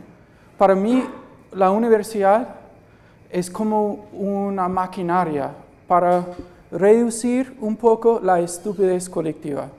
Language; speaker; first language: Spanish; non-native, fluent; English